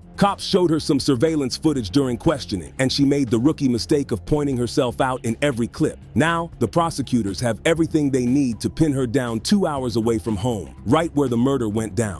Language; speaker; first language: English; native; English